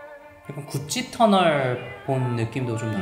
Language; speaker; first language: Korean; native; Korean